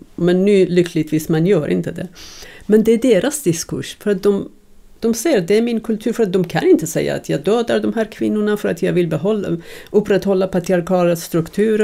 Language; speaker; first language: Swedish; non-native, fluent; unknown